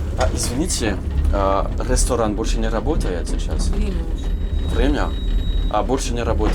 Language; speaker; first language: Russian; non-native, learner; French